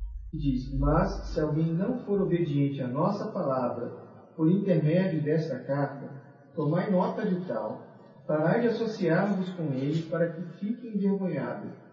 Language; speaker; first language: Portuguese; native; Portuguese